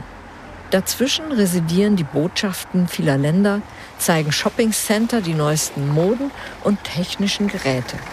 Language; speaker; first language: German; early bilingual, heritage; German